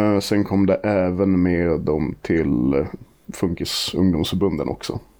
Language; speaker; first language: Swedish; native; Swedish